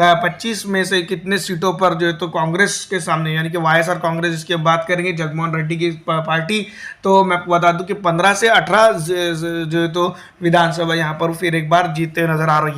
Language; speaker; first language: Hindi; native; Hindi